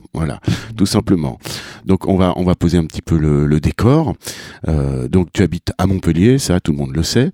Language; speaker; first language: French; native; French